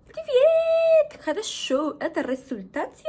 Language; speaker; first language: Russian; non-native, learner; Spanish